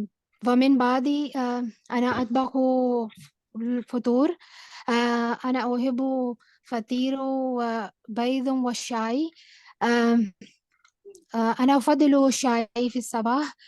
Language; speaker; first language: Arabic; non-native, learner; Urdu